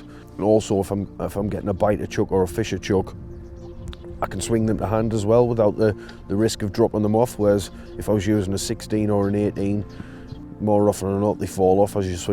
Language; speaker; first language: English; native; English